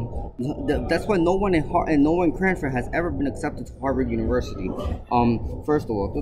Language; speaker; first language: English; native; English